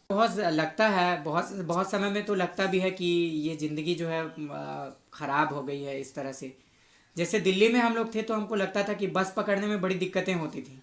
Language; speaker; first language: Hindi; native; Hindi